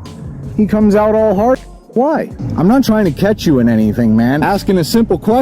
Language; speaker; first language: English; native; English